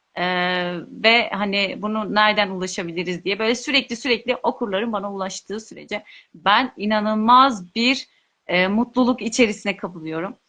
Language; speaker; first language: Turkish; non-native, local second language; Kurdish